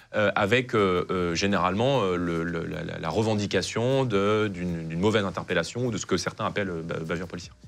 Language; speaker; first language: French; native; French